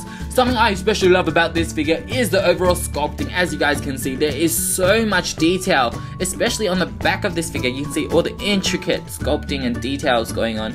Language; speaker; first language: English; native; English